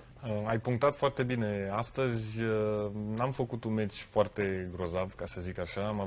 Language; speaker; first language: Romanian; native; Romanian